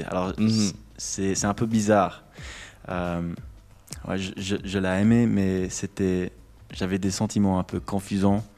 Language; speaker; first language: French; non-native, local second language; English